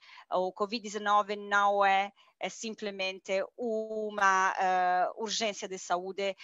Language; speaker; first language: Portuguese; non-native, fluent; Italian